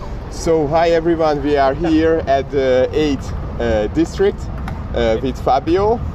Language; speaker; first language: English; non-native, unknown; Hungarian